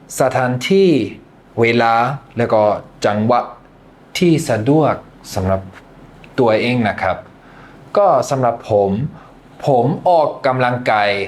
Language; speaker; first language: Thai; non-native, fluent; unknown